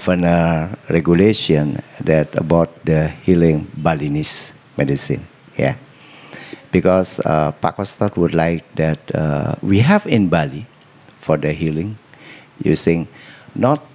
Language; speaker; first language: English; non-native, learner; Indonesian